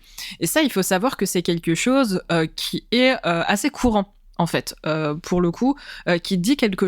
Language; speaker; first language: French; native; French